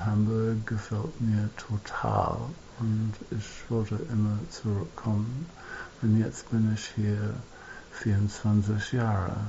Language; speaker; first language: German; non-native, fluent; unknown